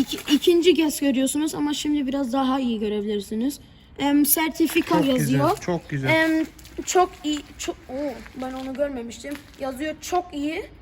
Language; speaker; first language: Turkish; early bilingual, heritage; Turkish